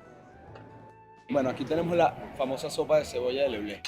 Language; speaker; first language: Spanish; native; Spanish